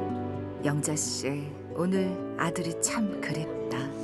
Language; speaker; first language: Korean; native; Korean